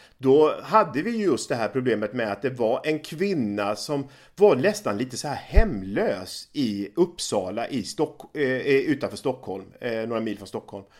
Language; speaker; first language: Swedish; native; Swedish